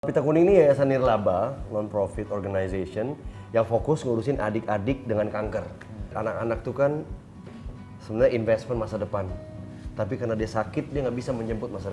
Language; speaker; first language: Indonesian; native; Indonesian